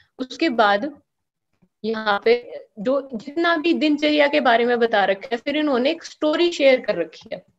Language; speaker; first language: Hindi; native; Hindi